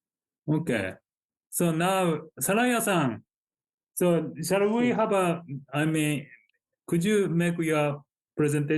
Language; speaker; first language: English; non-native, fluent; Japanese